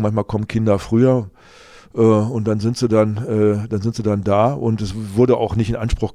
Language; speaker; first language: German; native; German